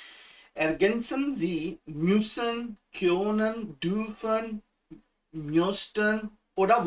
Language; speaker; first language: German; non-native, local second language; Hindi